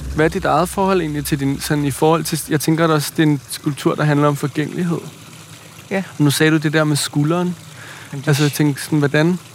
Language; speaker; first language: Danish; native; Danish